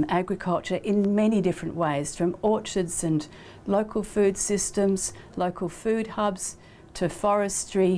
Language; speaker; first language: English; native; English